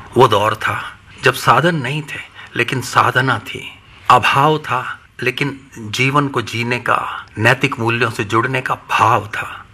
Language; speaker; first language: Hindi; non-native, local second language; Punjabi